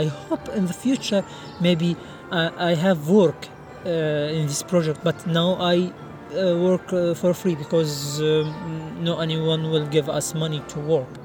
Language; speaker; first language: English; non-native, learner; Arabic